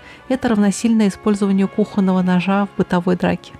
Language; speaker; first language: Russian; native; Russian